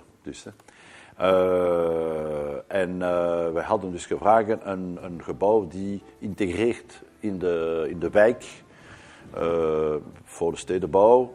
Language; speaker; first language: Dutch; non-native, learner; French